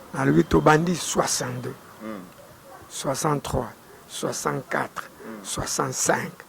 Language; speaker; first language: Lingala; non-native, local second language; Kongo